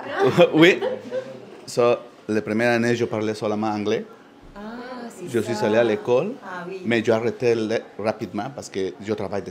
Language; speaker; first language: French; non-native, learner; Spanish